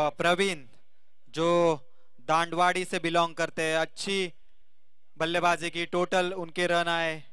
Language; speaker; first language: Hindi; non-native, local second language; Marathi